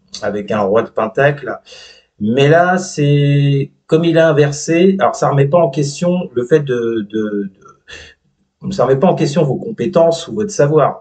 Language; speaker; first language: French; native; French